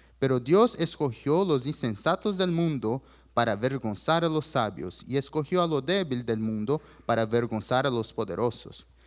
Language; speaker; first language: Spanish; early bilingual, other home language; Portuguese